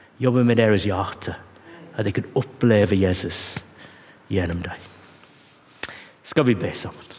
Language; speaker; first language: Norwegian; non-native, fluent; English